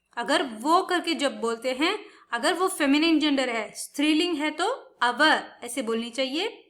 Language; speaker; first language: Hindi; non-native, local second language; Tamil